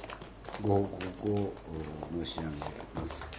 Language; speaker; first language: Japanese; native; Japanese